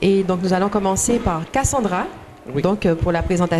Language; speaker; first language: French; native; French